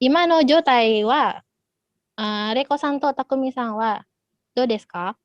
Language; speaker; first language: Japanese; non-native, learner; Indonesian